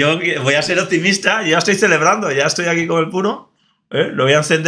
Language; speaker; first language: Spanish; native; Spanish